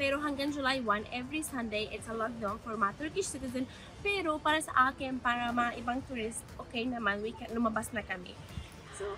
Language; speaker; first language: Filipino; non-native, learner; Arabic